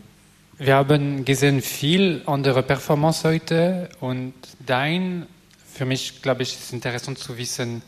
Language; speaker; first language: German; non-native, local second language; French